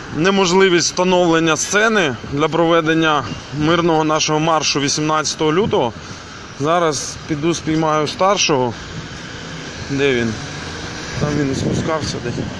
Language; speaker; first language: Ukrainian; native; Ukrainian